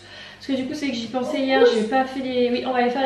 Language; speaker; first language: French; native; French